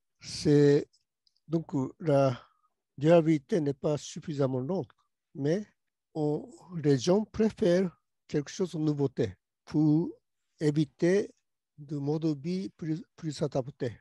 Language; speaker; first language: French; non-native, learner; Japanese